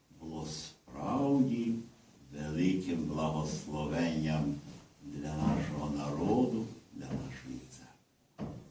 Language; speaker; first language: Ukrainian; early bilingual, heritage; Ukrainian